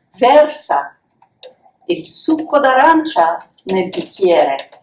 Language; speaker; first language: Italian; non-native, fluent; English